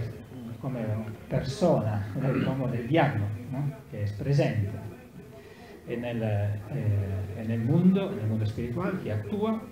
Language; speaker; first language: Spanish; non-native, learner; Italian